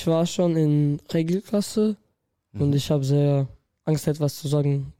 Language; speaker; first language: German; non-native, learner; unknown